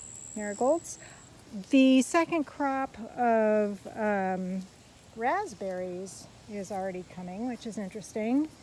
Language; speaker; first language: English; native; English